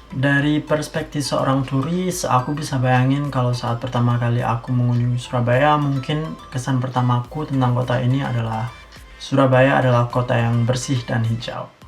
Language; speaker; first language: Indonesian; native; Indonesian